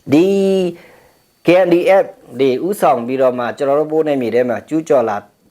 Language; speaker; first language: Burmese; non-native, local second language; Pa'o Karen